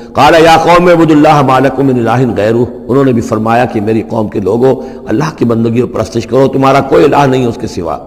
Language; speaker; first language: Urdu; native; Urdu